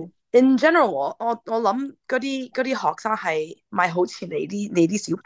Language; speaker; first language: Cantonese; early bilingual, heritage; English